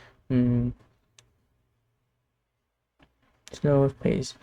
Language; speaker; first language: English; non-native, learner; Vietnamese